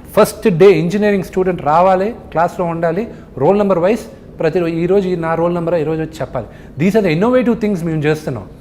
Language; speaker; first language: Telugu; native; Telugu